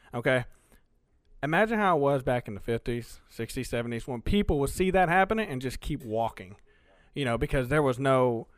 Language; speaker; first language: English; early bilingual, other home language; Spanish